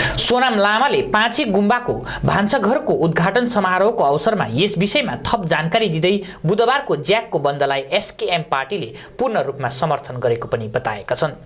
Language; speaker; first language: Nepali; native; Nepali